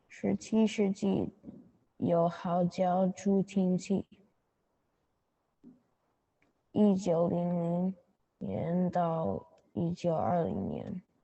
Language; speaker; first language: Chinese; non-native, learner; English